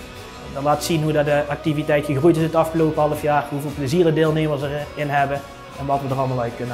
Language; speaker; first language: Dutch; native; Dutch